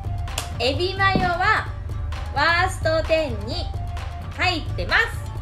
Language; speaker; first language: Japanese; native; Japanese